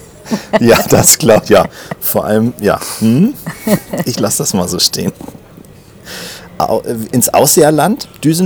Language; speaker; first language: German; native; German